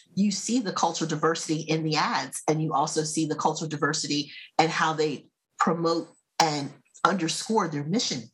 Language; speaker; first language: English; native; English